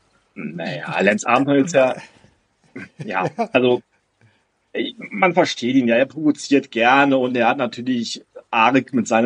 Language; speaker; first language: German; native; German